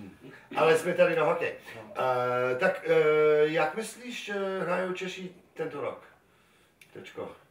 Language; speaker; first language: Czech; non-native, learner; English